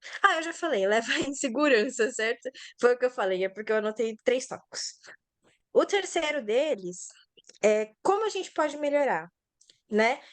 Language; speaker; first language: Portuguese; native; Portuguese